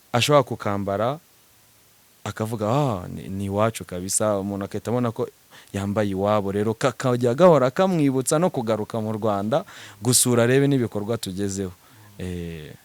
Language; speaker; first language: Kinyarwanda; native; Kinyarwanda